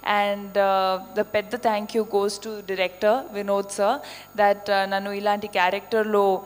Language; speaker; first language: Telugu; non-native, fluent; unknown